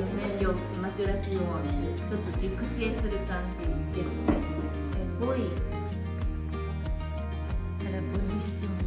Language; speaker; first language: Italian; non-native, learner; Japanese